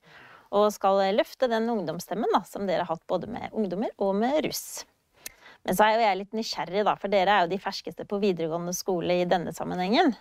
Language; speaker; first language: Norwegian; native; Norwegian